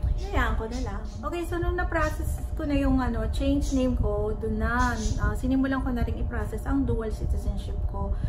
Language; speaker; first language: Filipino; native; Filipino